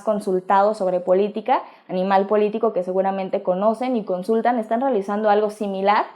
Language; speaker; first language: Spanish; native; Spanish